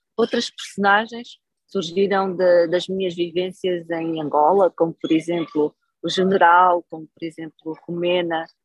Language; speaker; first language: Portuguese; native; Portuguese